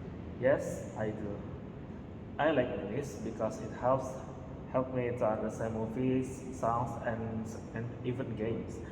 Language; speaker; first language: English; non-native, learner; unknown